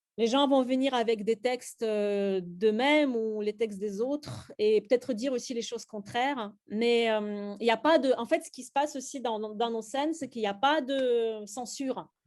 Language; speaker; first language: French; non-native, fluent; Russian